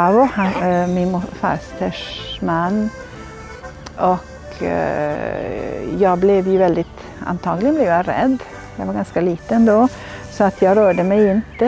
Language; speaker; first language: Swedish; native; Swedish